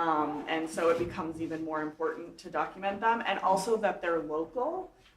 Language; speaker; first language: English; native; English